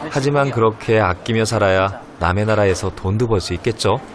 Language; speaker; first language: Korean; native; Korean